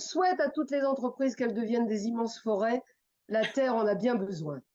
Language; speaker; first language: French; native; French